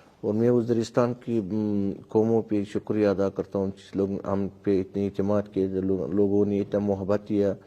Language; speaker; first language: Urdu; non-native, local second language; Pashto